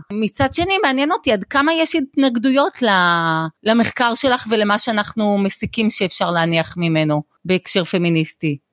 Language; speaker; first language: Hebrew; native; Hebrew